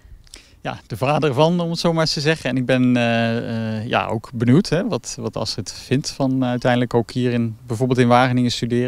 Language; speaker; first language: Dutch; native; Dutch